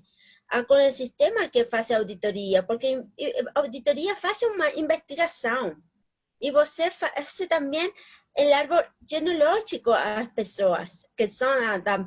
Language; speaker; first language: Portuguese; non-native, learner; Spanish